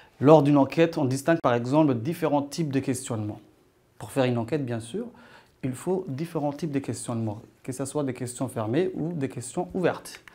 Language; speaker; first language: French; non-native, local second language; Arabic